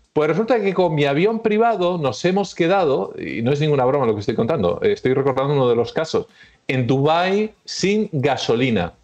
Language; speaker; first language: Spanish; early bilingual, heritage; Spanish